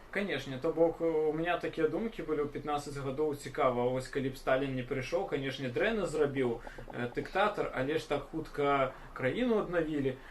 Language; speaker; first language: Belarusian; non-native, local second language; Russian